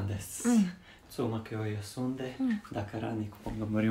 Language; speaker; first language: Japanese; non-native, learner; Serbian